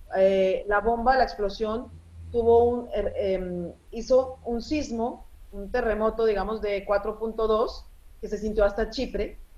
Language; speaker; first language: Spanish; early bilingual, other home language; Arabic